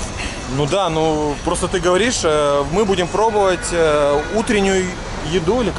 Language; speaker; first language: Russian; native; Russian